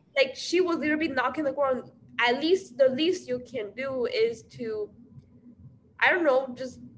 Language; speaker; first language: English; non-native, fluent; Chinese